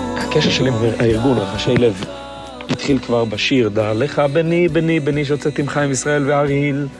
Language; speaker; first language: Hebrew; non-native, local second language; Yiddish